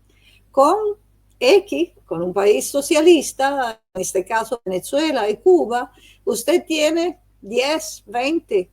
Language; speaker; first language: Spanish; non-native, fluent; Italian